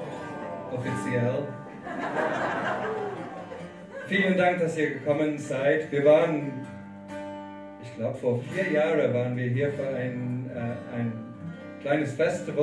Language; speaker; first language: German; non-native, fluent; English